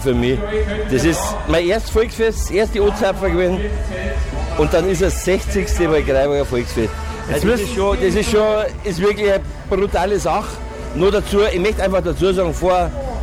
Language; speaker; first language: German; native; German